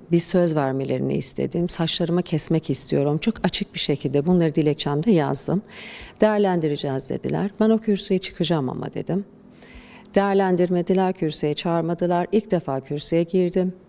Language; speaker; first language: Turkish; non-native, fluent; Persian